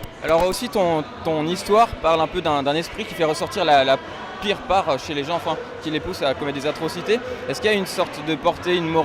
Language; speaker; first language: French; native; French